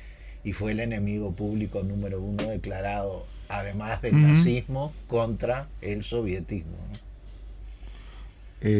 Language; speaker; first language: Spanish; native; Spanish